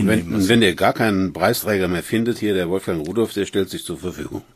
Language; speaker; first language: German; native; German